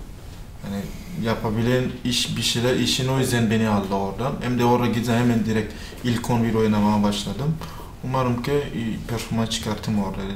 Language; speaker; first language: Turkish; non-native, fluent; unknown